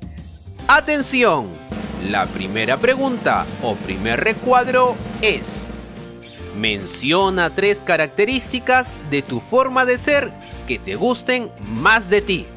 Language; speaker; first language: Spanish; native; Spanish